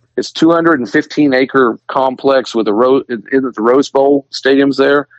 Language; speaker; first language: English; native; English